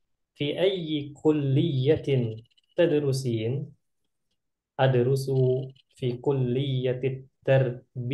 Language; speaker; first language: Arabic; non-native, fluent; Indonesian